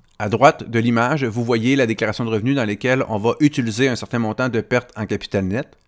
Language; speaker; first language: French; native; French